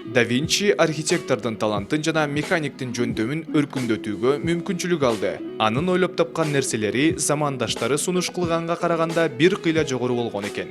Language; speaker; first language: Kyrgyz; native; Kyrgyz